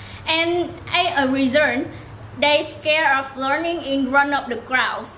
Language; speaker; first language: English; non-native, learner; Vietnamese